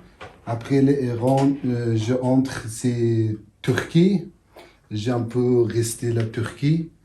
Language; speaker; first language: French; non-native, learner; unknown